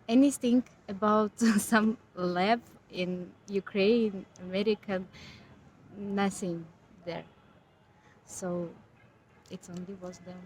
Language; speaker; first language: English; non-native, learner; Ukrainian